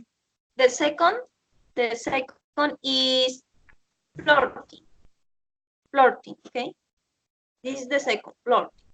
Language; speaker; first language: English; non-native, learner; Spanish